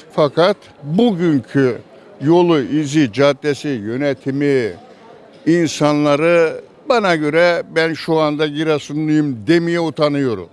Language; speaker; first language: Turkish; native; Turkish